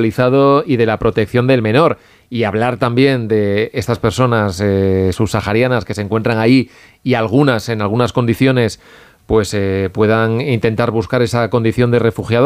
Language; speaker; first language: Spanish; native; Spanish